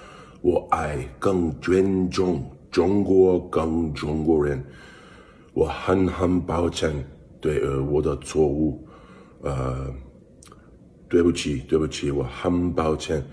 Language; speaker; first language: Chinese; non-native, learner; English